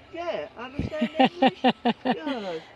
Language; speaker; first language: English; non-native, learner; Thai